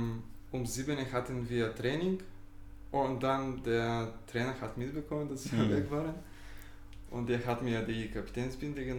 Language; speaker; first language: German; non-native, fluent; Bulgarian